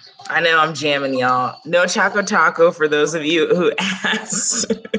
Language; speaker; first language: English; early bilingual, other home language; Spanish